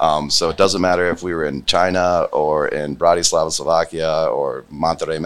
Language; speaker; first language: English; native; English